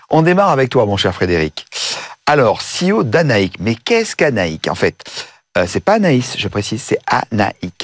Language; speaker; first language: French; native; French